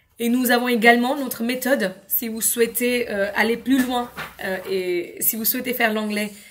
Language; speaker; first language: French; non-native, fluent; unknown